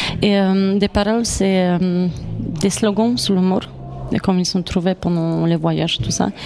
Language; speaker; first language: French; non-native, fluent; Polish